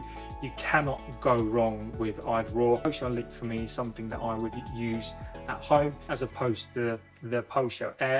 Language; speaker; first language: English; native; English